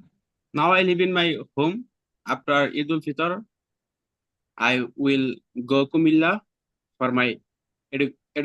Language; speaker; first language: English; non-native, learner; Bangla